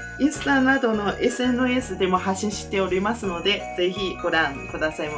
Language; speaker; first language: Japanese; non-native, fluent; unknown